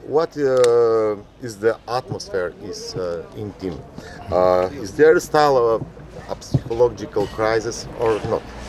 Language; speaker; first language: English; non-native, learner; Macedonian